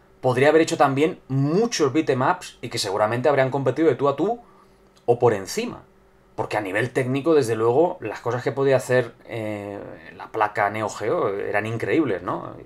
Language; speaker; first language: Spanish; native; Spanish